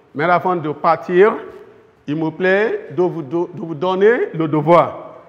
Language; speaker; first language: French; non-native, fluent; Yoruba